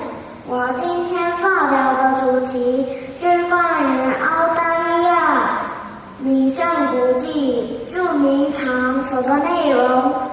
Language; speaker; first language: Chinese; non-native, learner; Korean